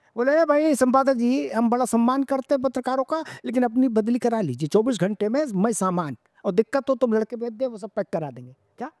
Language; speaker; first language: Hindi; native; Hindi